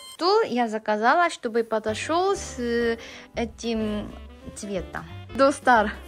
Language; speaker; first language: Russian; non-native, learner; Korean